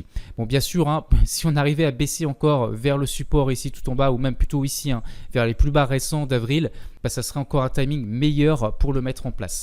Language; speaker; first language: French; native; French